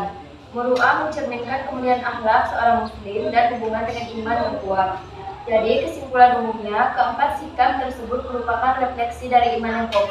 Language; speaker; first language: Indonesian; native; Indonesian